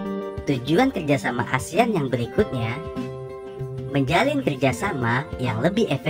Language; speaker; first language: Indonesian; native; Indonesian